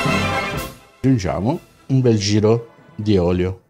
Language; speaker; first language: Italian; native; Italian